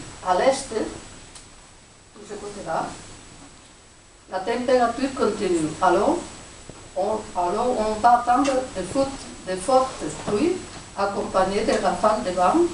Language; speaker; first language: French; non-native, learner; Spanish